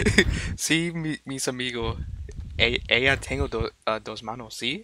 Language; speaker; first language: Spanish; non-native, learner; English